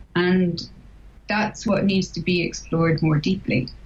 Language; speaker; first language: English; native; English